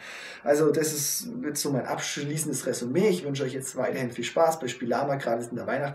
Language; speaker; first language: German; native; German